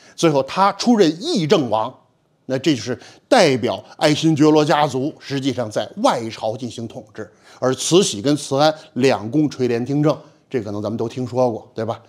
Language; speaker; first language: Chinese; native; Chinese